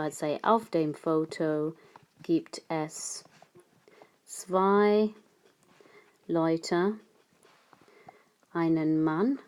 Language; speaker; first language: German; non-native, fluent; English